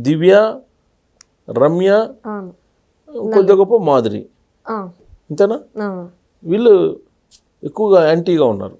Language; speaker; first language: Telugu; native; Telugu